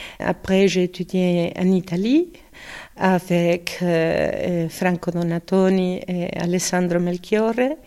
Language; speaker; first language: French; non-native, learner; Spanish